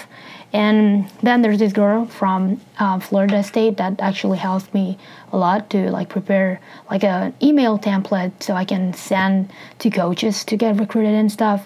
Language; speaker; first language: English; non-native, fluent; Spanish